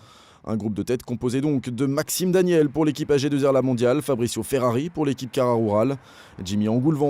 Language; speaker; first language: French; native; French